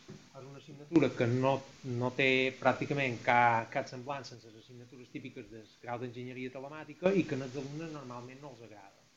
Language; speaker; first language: Catalan; native; Catalan